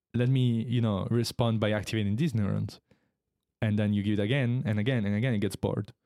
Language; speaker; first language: English; non-native, fluent; Italian